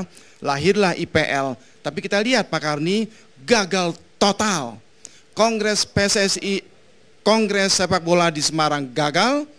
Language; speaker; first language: Indonesian; native; Indonesian